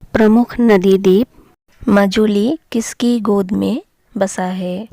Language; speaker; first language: Hindi; non-native, local second language; Assamese